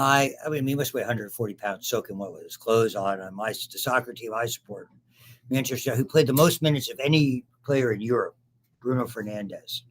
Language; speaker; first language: English; native; English